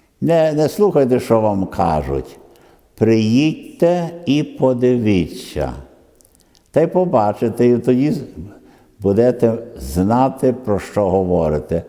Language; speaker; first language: Ukrainian; early bilingual, other home language; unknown